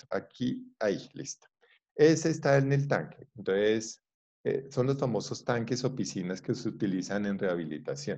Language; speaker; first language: Spanish; native; Spanish